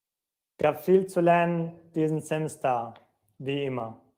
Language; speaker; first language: German; non-native, fluent; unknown